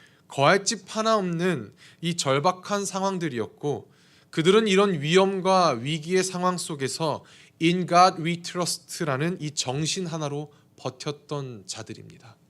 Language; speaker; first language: Korean; native; Korean